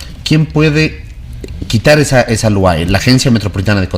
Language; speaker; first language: Spanish; native; Spanish